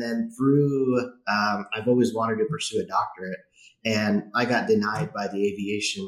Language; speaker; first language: English; native; English